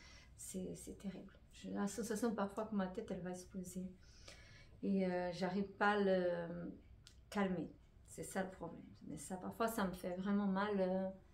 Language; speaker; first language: French; non-native, fluent; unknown